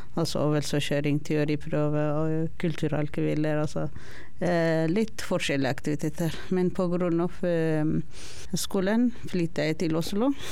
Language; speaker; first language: Norwegian; non-native, learner; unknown